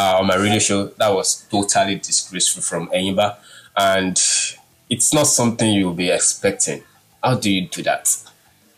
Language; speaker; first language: English; non-native, local second language; Yoruba